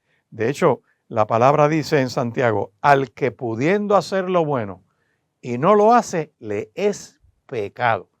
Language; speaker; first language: Spanish; native; Spanish